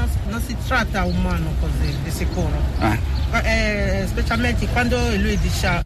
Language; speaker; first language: Italian; non-native, learner; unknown